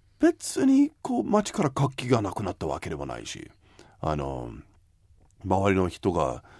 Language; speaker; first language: Japanese; non-native, fluent; English